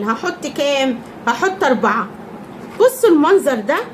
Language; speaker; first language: Arabic; native; Arabic